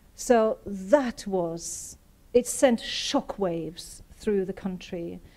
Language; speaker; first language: English; non-native, fluent; German